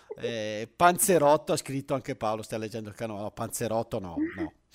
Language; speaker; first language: Italian; native; Italian